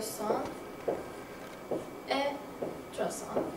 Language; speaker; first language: French; non-native, learner; Turkish